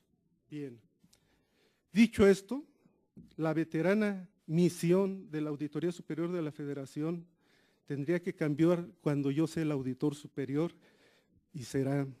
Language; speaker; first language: Spanish; native; Spanish